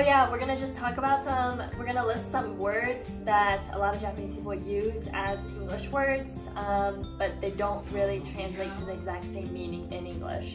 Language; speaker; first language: English; early bilingual, other home language; Japanese